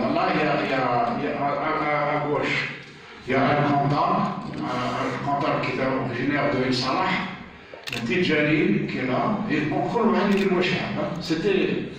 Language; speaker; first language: French; native; French